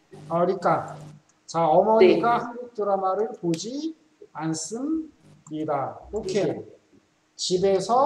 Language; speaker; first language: Korean; native; Korean